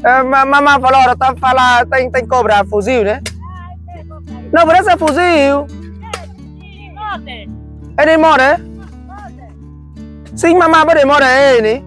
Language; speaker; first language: Portuguese; non-native, learner; Vietnamese